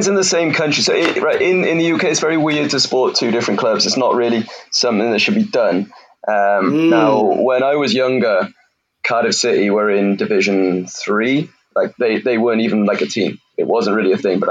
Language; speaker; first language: English; native; English